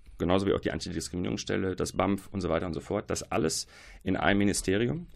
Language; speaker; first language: German; early bilingual, other home language; Arabic